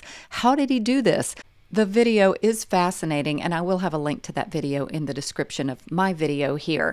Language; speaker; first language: English; native; English